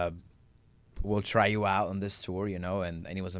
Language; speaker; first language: English; non-native, fluent; Italian